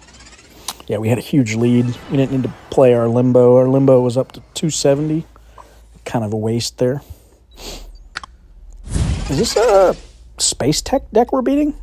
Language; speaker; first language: English; native; English